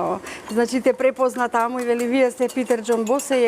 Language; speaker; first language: Macedonian; native; Macedonian